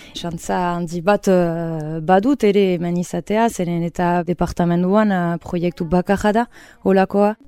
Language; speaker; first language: Basque; native; Basque